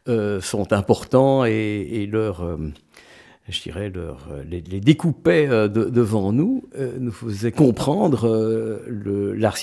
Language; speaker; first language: French; native; French